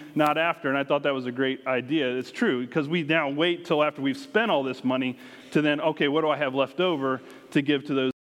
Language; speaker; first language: English; native; English